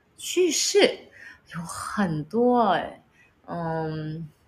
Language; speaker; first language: Chinese; non-native, learner; Vietnamese